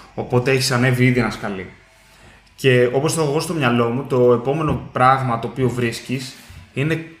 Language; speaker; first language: Greek; early bilingual, heritage; Greek